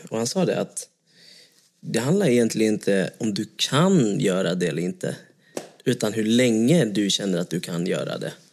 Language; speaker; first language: Swedish; early bilingual, other home language; Vietnamese